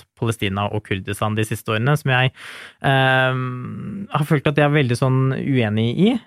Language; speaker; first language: Norwegian; early bilingual, other home language; Urdu